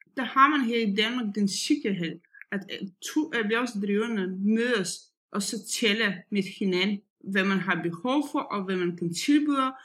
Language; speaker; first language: Danish; non-native, fluent; Russian